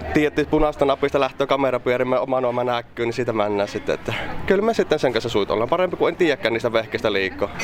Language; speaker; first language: Finnish; native; Finnish